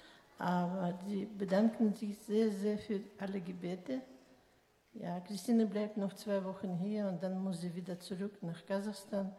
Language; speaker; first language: German; non-native, learner; Russian